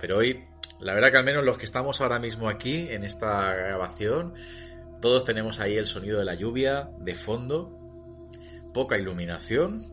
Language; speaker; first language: Spanish; native; Spanish